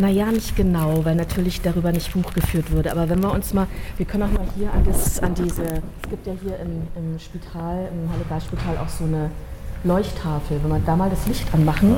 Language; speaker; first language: German; native; German